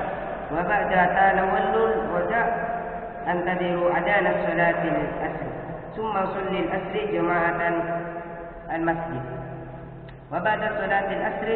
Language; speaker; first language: Arabic; non-native, learner; Indonesian